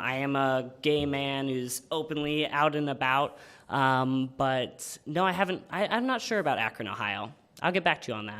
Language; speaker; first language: English; native; English